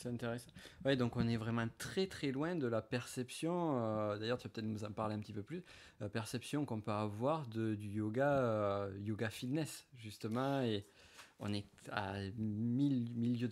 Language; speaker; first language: French; native; French